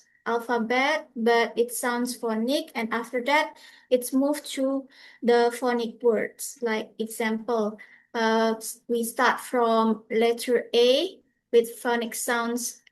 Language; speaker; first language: English; non-native, fluent; Indonesian